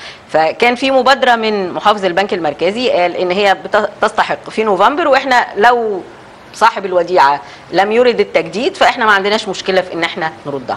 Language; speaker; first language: Arabic; native; Arabic